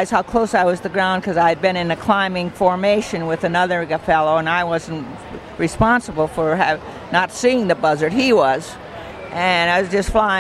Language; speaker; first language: English; native; English